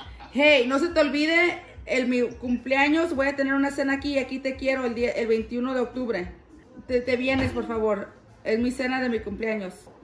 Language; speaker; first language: Spanish; early bilingual, heritage; Spanish